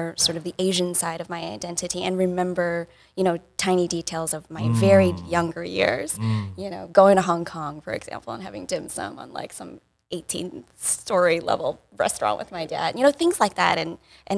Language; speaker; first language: English; native; English